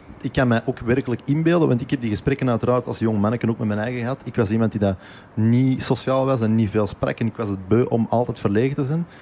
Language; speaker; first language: Dutch; native; Dutch